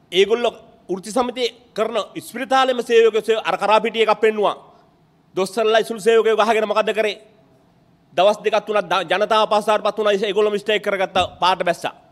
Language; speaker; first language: Sinhala; native; Sinhala